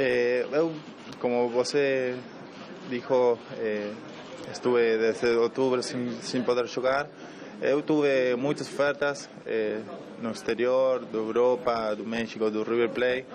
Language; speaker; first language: Portuguese; non-native, learner; Spanish